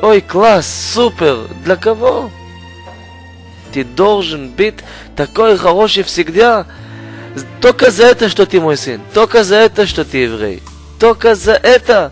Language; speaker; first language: Russian; non-native, learner; Hebrew